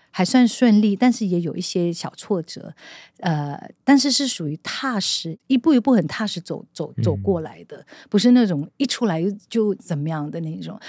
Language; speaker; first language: Chinese; native; Chinese